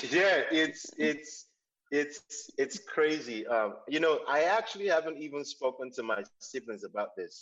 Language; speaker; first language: English; non-native, local second language; Igbo